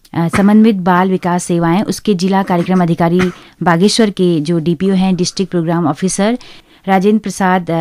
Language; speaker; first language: Hindi; native; Hindi